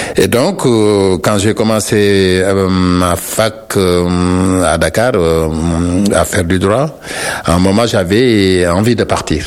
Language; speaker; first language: French; non-native, local second language; Wolof